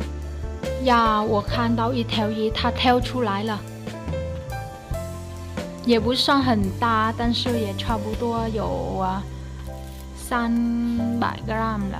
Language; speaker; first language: Chinese; non-native, fluent; Vietnamese